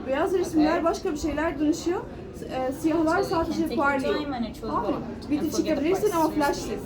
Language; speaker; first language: Turkish; non-native, learner; Arabic